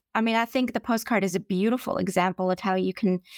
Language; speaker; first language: English; native; English